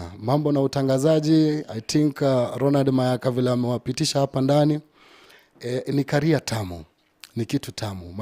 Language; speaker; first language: Swahili; non-native, local second language; Gusii